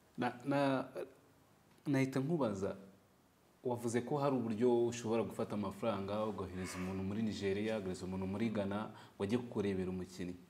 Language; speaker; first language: Kinyarwanda; native; Kinyarwanda